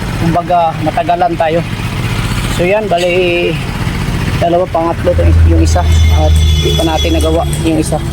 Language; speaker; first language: Filipino; non-native, local second language; Cebuano